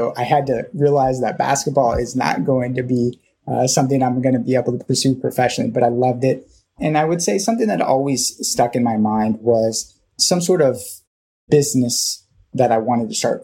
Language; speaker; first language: English; native; English